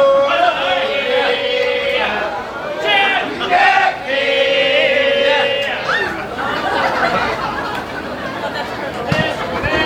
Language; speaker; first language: English; native; English